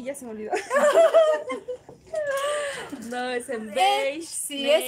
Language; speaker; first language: Spanish; native; Spanish